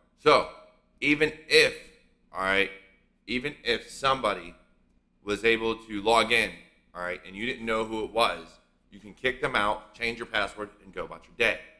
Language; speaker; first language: English; native; English